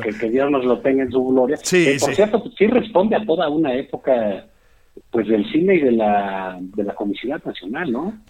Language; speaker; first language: Spanish; native; Spanish